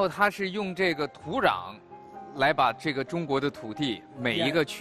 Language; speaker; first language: Chinese; native; Chinese